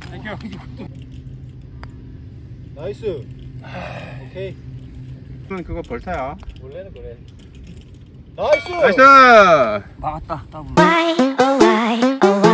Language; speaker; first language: Korean; native; Korean